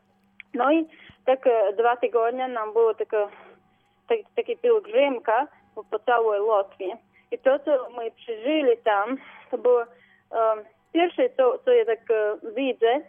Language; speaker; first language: Polish; non-native, learner; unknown